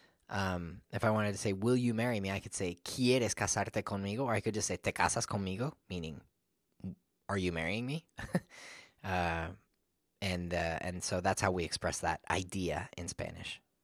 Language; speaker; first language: English; native; English